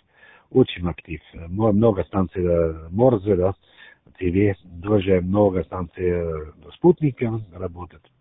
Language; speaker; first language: Russian; non-native, learner; German